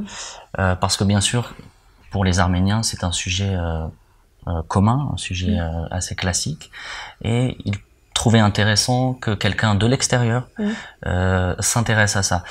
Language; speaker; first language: French; early bilingual, heritage; French